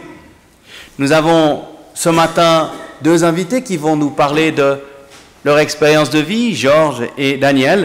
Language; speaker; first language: French; native; French